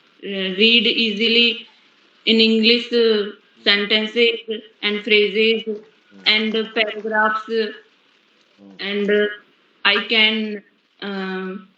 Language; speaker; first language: English; non-native, learner; Hindi